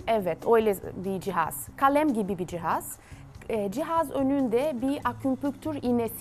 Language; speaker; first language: Turkish; non-native, learner; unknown